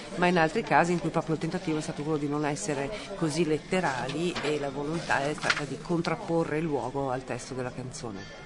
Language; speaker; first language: Italian; native; Italian